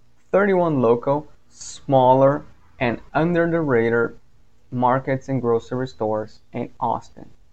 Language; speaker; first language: English; non-native, fluent; Portuguese